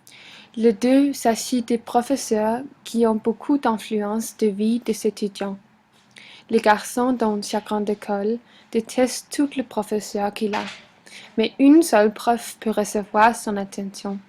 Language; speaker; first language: French; non-native, learner; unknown